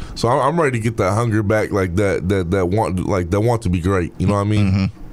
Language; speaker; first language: English; native; English